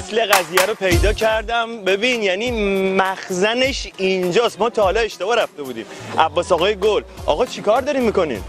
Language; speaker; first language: Persian; native; Persian